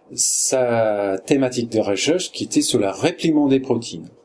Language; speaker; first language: French; non-native, fluent; English